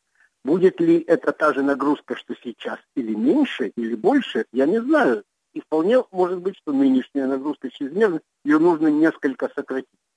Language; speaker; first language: Russian; native; Russian